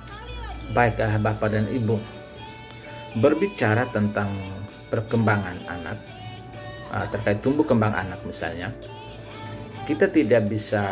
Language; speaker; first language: Indonesian; native; Indonesian